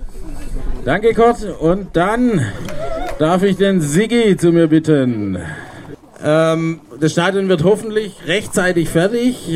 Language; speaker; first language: German; native; German